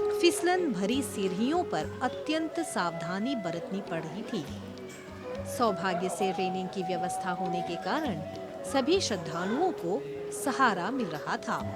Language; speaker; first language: Hindi; non-native, local second language; Morisyen